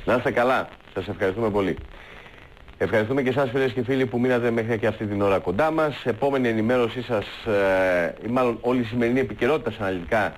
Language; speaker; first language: Greek; native; Greek